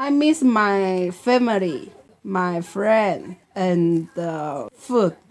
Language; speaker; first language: English; non-native, learner; Chinese